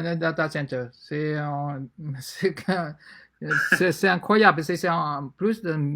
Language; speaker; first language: French; non-native, fluent; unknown